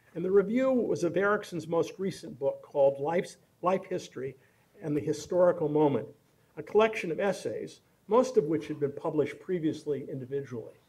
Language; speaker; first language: English; native; English